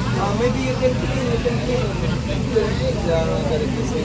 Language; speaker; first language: English; non-native, learner; Russian